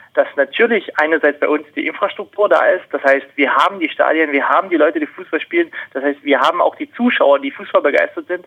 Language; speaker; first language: German; non-native, local second language; Upper Sorbian